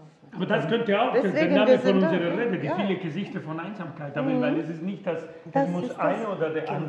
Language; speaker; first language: German; non-native, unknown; Spanish